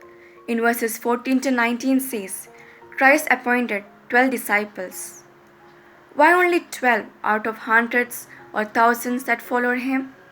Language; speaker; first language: English; non-native, local second language; Malayalam